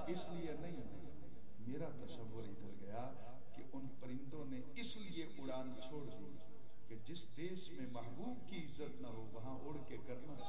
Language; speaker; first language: Urdu; non-native, local second language; Punjabi